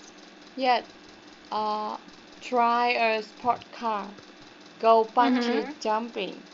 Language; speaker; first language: English; non-native, learner; Vietnamese